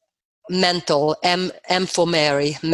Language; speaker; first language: English; native; English